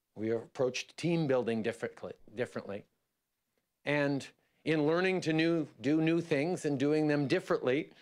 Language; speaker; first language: English; native; English